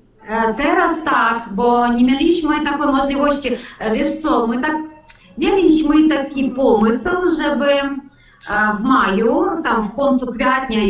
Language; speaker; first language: Polish; non-native, learner; Ukrainian